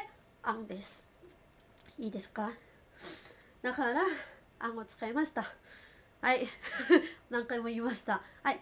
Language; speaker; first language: Japanese; non-native, fluent; Filipino